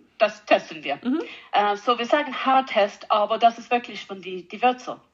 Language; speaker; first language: German; non-native, learner; English